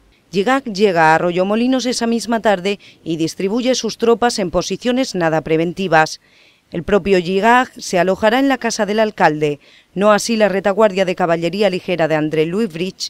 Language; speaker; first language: Spanish; native; Spanish